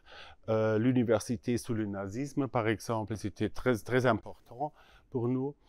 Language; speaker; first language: French; non-native, learner; German